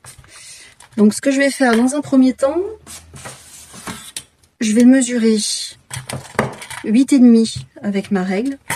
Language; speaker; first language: French; native; French